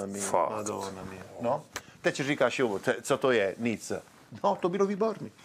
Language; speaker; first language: Czech; non-native, learner; Italian